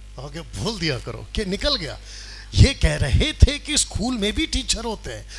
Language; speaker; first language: Hindi; non-native, local second language; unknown